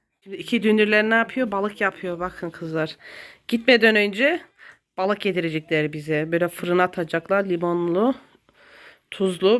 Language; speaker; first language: Turkish; early bilingual, heritage; Turkish